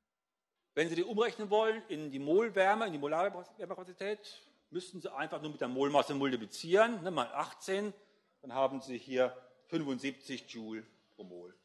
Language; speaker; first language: German; native; German